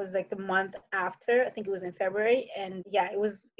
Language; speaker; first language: English; early bilingual, other home language; Fula